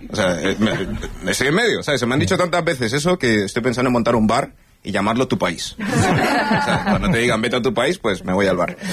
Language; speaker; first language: Spanish; early bilingual, other home language; English